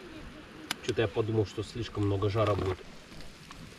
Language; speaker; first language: Russian; native; Russian